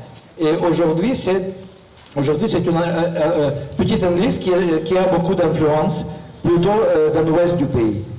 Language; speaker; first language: French; non-native, fluent; Russian